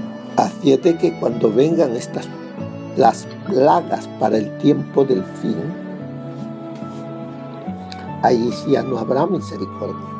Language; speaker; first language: Spanish; native; Spanish